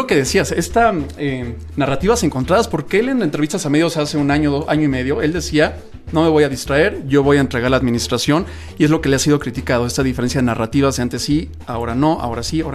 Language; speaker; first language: Spanish; native; Spanish